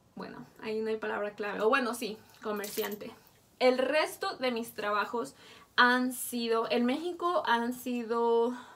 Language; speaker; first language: Spanish; native; Spanish